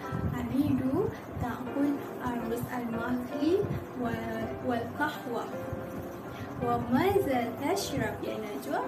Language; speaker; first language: Arabic; non-native, learner; Malay